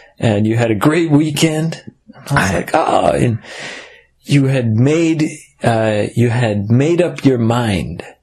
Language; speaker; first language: English; native; English